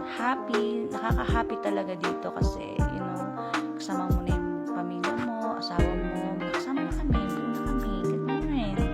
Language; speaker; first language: Filipino; native; Filipino